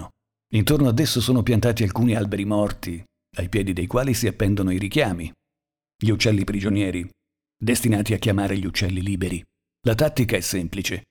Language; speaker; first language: Italian; native; Italian